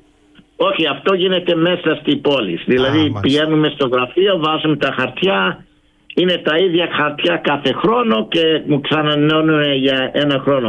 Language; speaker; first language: Greek; early bilingual, heritage; Greek